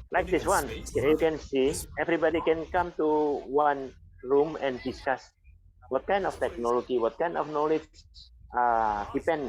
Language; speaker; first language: English; non-native, fluent; Indonesian